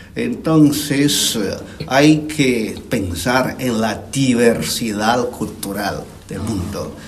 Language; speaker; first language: Spanish; non-native, fluent; Chinese